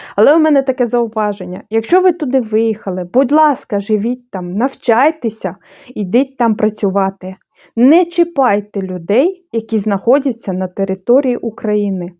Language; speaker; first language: Ukrainian; non-native, fluent; Bulgarian